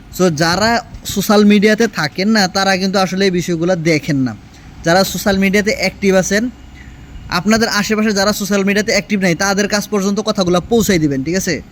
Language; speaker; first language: Bangla; native; Bangla